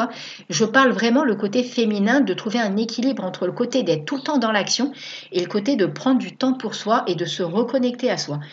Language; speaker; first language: French; native; French